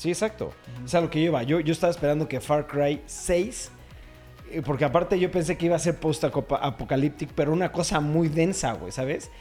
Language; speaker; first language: Spanish; native; Spanish